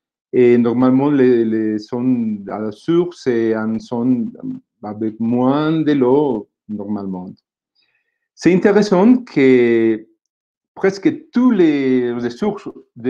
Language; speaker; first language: French; non-native, fluent; Spanish